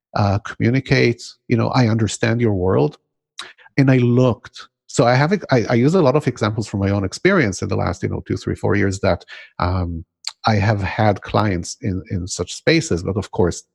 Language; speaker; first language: English; non-native, fluent; Hebrew